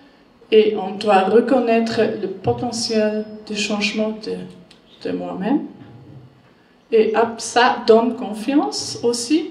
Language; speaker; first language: French; non-native, learner; German